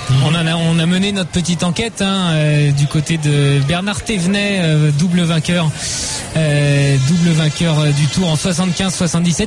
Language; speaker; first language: French; native; French